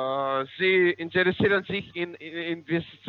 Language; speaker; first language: German; non-native, learner; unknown